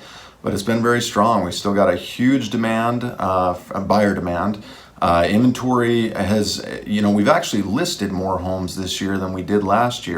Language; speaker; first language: English; native; English